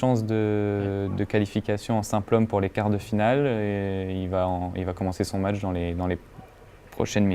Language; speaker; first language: French; native; French